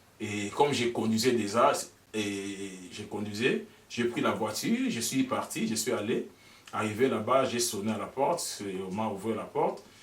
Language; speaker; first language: French; non-native, local second language; Lingala